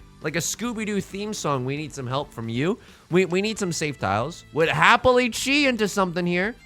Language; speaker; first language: English; native; English